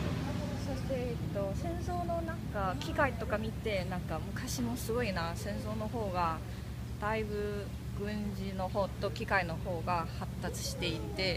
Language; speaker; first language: Japanese; non-native, fluent; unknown